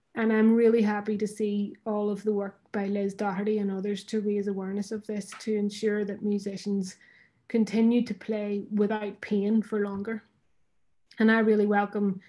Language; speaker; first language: English; native; English